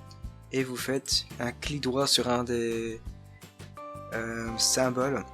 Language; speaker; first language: French; native; French